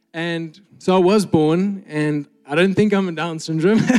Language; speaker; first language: English; native; English